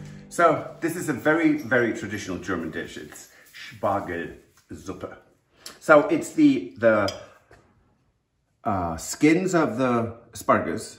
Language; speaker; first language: English; non-native, fluent; German